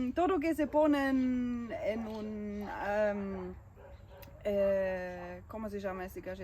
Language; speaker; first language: Spanish; non-native, fluent; German